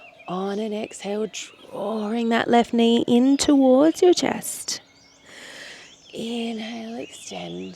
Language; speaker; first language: English; native; English